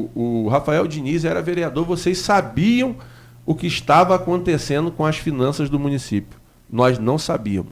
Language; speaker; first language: Portuguese; native; Portuguese